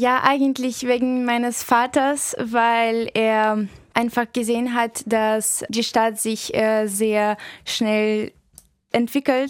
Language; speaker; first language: German; non-native, fluent; Russian